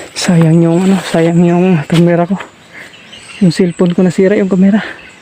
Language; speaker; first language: Filipino; native; Filipino